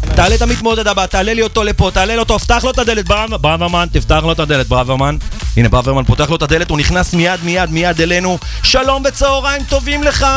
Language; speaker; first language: Hebrew; native; Hebrew